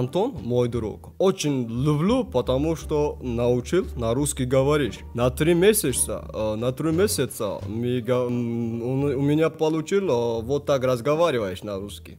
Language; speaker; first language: Russian; non-native, learner; Tajik